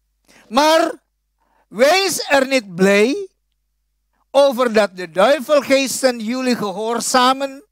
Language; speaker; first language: Dutch; non-native, fluent; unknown